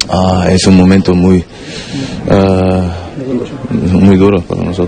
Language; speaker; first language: Spanish; non-native, learner; German